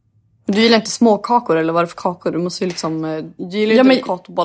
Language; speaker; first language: Swedish; native; Swedish